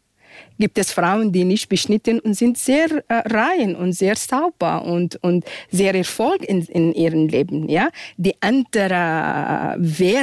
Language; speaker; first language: German; non-native, fluent; Arabic